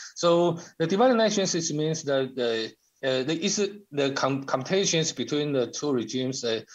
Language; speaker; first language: English; non-native, learner; Chinese